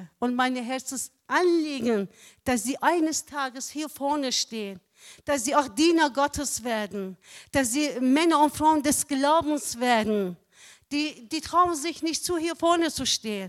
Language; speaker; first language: German; non-native, fluent; Persian